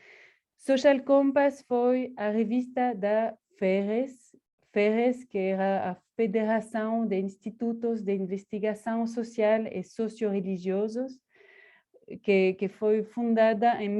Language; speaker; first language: Portuguese; non-native, fluent; Spanish